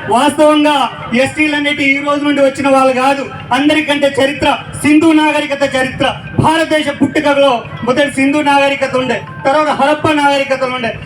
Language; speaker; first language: Telugu; non-native, local second language; Lambadi